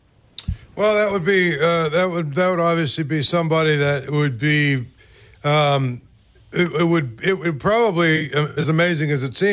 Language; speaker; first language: English; native; English